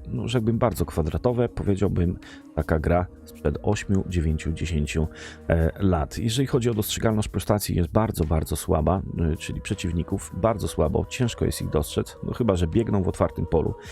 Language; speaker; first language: Polish; native; Polish